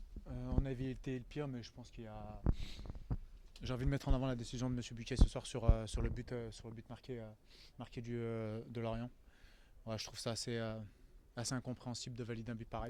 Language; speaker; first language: French; native; French